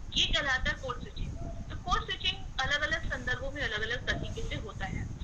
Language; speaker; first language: Hindi; native; Hindi